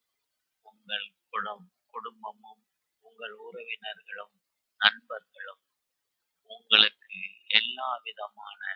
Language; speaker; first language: Tamil; native; Tamil